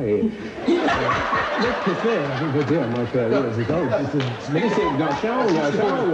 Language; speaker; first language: French; non-native, fluent; English